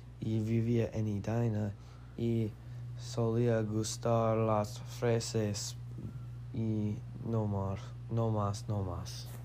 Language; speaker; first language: Spanish; non-native, learner; English